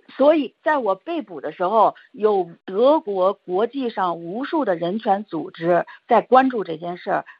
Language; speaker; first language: Chinese; native; Chinese